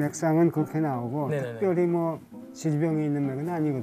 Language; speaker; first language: Korean; native; Korean